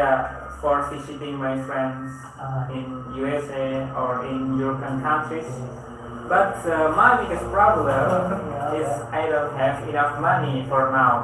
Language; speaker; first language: English; non-native, learner; Indonesian